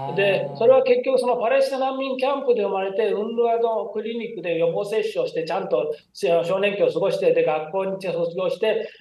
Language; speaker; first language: Japanese; native; Japanese